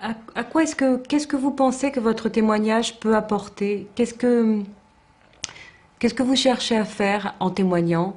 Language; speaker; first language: French; native; French